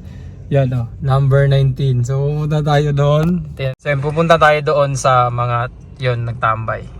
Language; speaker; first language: Filipino; non-native, local second language; Cebuano